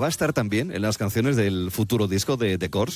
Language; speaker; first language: Spanish; native; Spanish